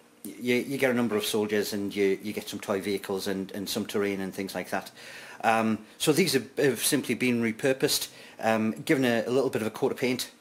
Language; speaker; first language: English; native; English